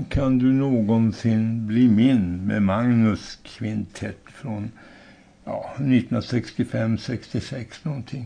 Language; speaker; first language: Swedish; native; Swedish